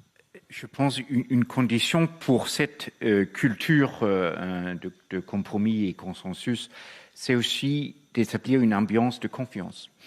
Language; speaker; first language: French; non-native, fluent; Danish